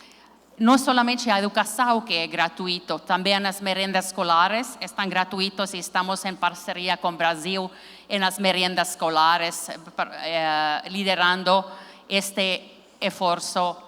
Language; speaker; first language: Portuguese; non-native, learner; Finnish